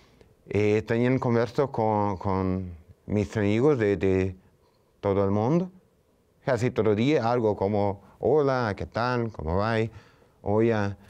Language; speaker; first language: Spanish; non-native, fluent; Portuguese